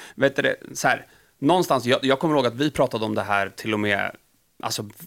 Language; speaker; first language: Swedish; native; Swedish